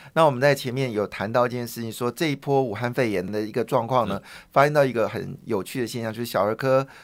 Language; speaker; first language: Chinese; native; Chinese